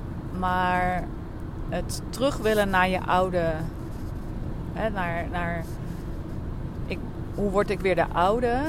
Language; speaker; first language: Dutch; native; Dutch